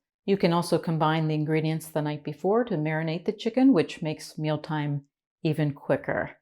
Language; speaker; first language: English; native; English